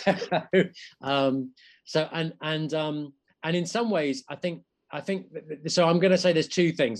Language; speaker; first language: English; native; English